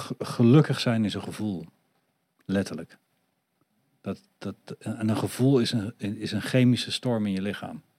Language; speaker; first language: Dutch; native; Dutch